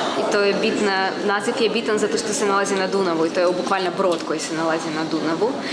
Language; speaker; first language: Bosnian; non-native, fluent; Russian